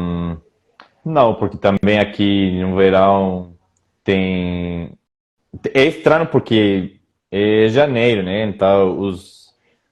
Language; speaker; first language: Portuguese; non-native, fluent; Spanish